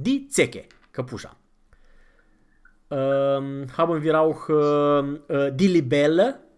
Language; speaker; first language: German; non-native, fluent; Romanian